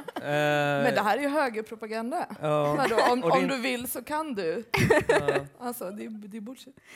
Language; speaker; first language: Swedish; early bilingual, other home language; Persian